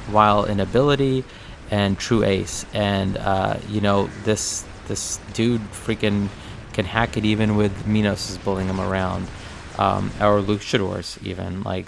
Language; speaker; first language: English; native; English